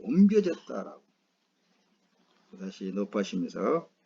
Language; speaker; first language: Korean; native; Korean